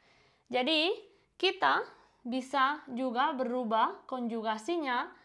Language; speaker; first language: Indonesian; non-native, fluent; Spanish